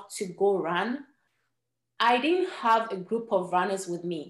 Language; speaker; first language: English; non-native, local second language; Ewe